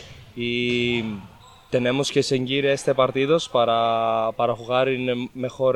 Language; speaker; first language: Spanish; non-native, learner; Greek